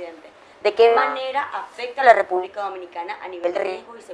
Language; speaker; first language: Spanish; native; Spanish